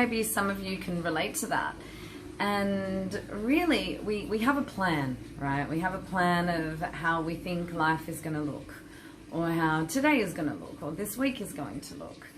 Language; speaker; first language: English; native; English